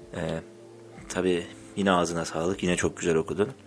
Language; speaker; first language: Turkish; native; Turkish